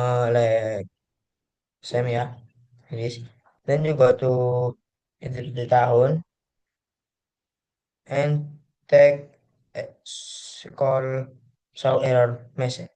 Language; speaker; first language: English; non-native, learner; Indonesian